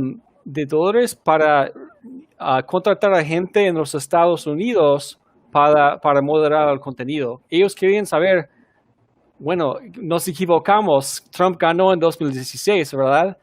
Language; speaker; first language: Spanish; early bilingual, heritage; Spanish